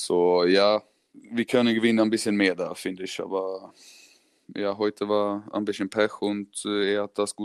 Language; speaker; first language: German; non-native, learner; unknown